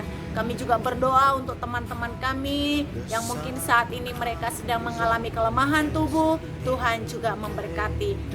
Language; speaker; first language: Indonesian; native; Indonesian